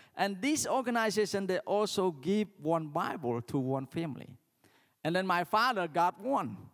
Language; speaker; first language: English; non-native, learner; Khmer